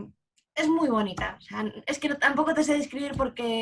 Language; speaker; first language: Spanish; native; Spanish